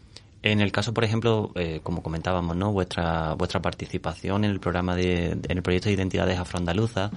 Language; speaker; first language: Spanish; native; Spanish